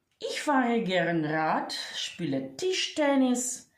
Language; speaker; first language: German; non-native, fluent; Ukrainian